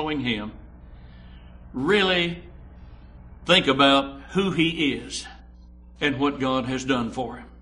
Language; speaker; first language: English; native; English